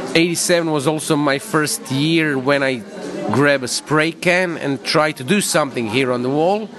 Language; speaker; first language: English; non-native, fluent; Croatian